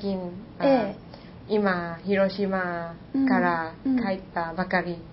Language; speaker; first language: Japanese; non-native, learner; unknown